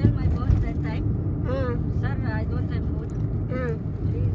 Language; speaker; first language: English; non-native, learner; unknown